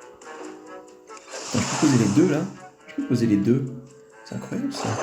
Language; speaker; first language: French; native; French